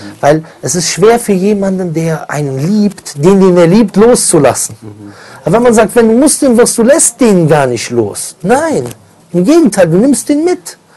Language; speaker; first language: German; native; German